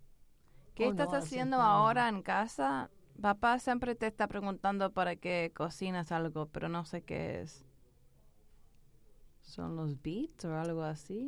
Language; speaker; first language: Spanish; early bilingual, heritage; English